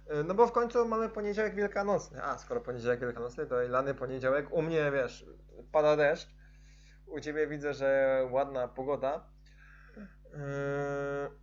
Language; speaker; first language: Polish; native; Polish